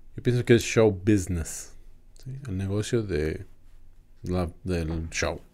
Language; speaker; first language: Spanish; early bilingual, other home language; English